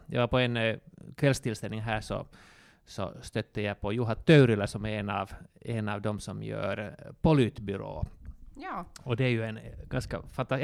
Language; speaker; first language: Swedish; non-native, local second language; Finnish